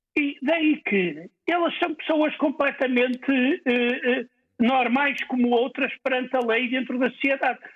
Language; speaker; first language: Portuguese; native; Portuguese